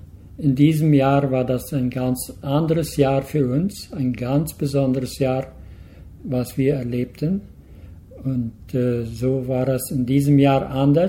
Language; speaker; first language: German; early bilingual, heritage; Low German